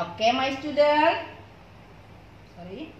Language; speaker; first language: English; non-native, learner; Indonesian